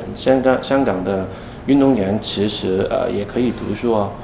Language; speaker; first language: Chinese; non-native, fluent; Cantonese